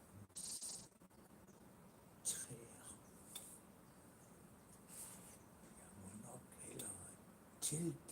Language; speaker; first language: Danish; non-native, local second language; Kalaallisut